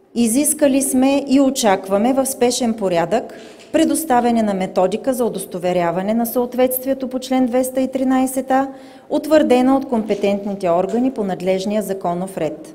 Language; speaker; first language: Bulgarian; native; Bulgarian